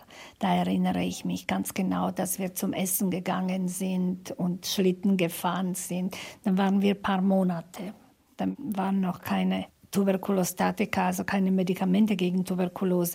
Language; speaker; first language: German; non-native, fluent; Slovak